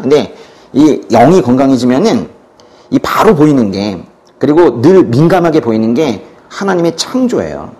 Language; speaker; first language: Korean; native; Korean